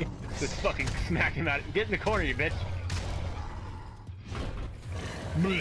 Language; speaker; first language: English; native; English